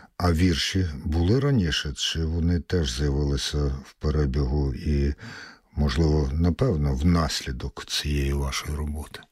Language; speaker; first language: Ukrainian; native; Ukrainian